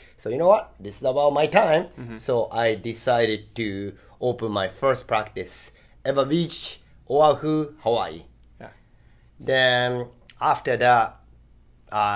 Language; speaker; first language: English; non-native, fluent; Japanese